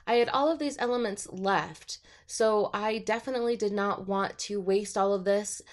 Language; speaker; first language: English; native; English